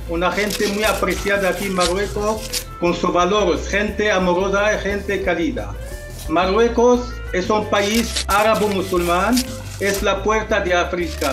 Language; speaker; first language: Spanish; non-native, local second language; Arabic